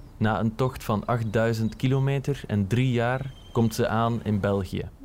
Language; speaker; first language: Dutch; native; Dutch